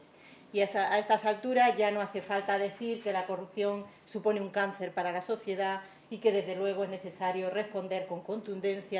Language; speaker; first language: Spanish; native; Spanish